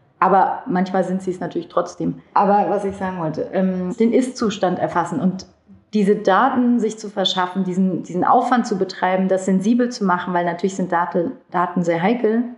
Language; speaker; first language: German; early bilingual, other home language; Turkish